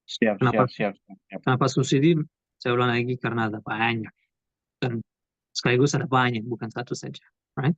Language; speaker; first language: Indonesian; non-native, learner; Portuguese